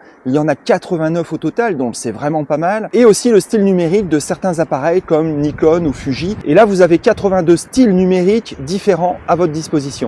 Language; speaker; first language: French; native; French